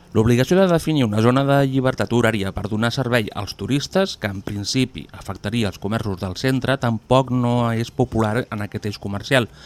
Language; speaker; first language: Catalan; native; Catalan